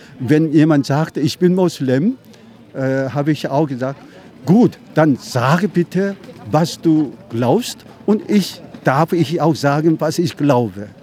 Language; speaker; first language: German; non-native, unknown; Korean